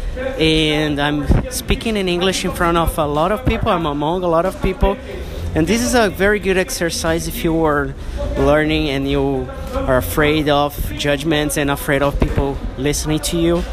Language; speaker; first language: English; non-native, fluent; Portuguese